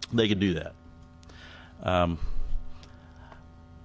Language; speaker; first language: English; native; English